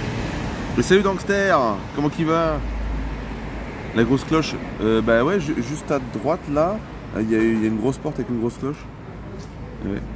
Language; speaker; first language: French; native; French